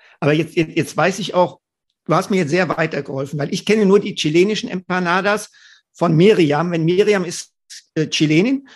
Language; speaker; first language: German; native; German